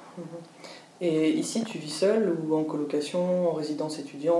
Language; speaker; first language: French; non-native, fluent; Russian